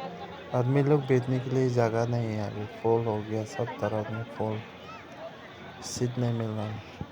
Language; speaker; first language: Hindi; non-native, local second language; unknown